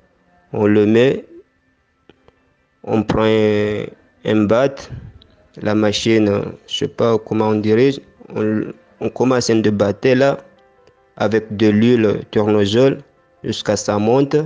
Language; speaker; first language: French; non-native, learner; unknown